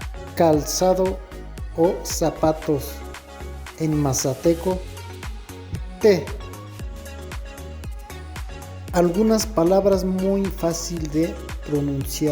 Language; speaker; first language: Spanish; non-native, local second language; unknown